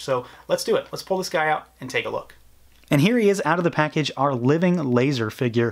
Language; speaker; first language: English; native; English